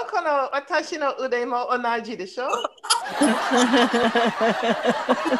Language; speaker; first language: Japanese; non-native, learner; English